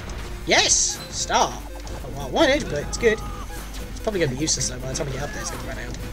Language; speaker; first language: English; native; English